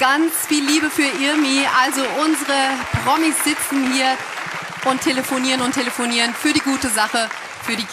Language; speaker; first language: German; native; German